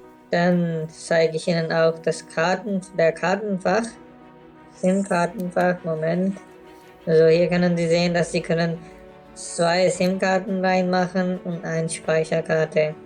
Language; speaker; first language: German; non-native, fluent; Urdu